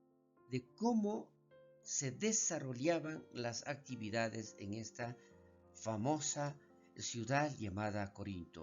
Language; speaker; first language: Spanish; native; Spanish